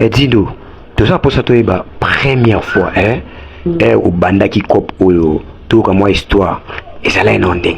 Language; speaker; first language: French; non-native, local second language; Lingala